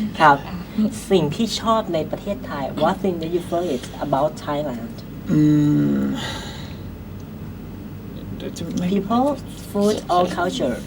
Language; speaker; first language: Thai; native; Thai